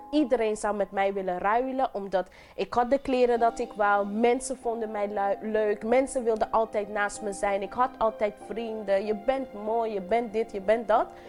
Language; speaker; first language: Dutch; non-native, local second language; English